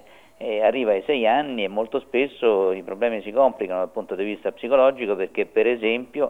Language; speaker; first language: Italian; native; Italian